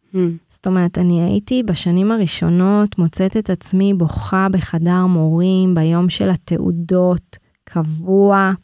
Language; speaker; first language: Hebrew; native; Hebrew